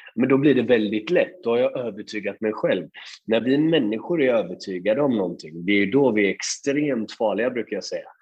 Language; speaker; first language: Swedish; early bilingual, other home language; Persian